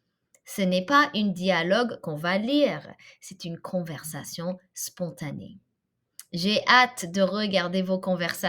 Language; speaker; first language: French; non-native, fluent; English